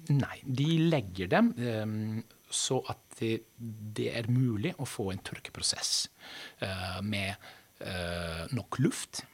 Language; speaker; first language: Norwegian; non-native, fluent; Italian